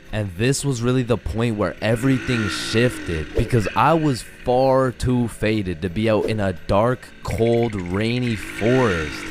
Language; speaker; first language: English; native; English